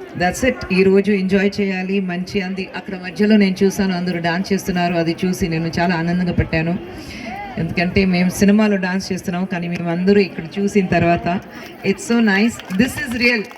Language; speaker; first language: Telugu; non-native, local second language; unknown